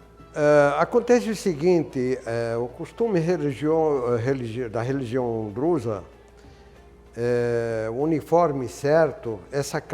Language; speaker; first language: Portuguese; non-native, fluent; Arabic